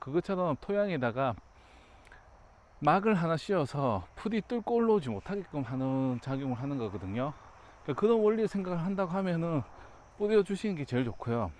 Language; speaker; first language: Korean; native; Korean